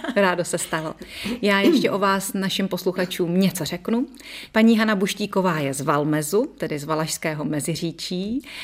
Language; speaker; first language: Czech; native; Czech